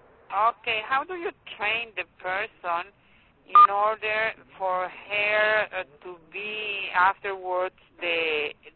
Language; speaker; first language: English; non-native, learner; Spanish